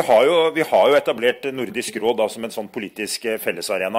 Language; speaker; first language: Norwegian; native; Norwegian